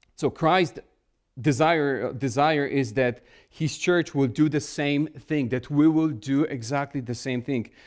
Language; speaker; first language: English; non-native, fluent; Polish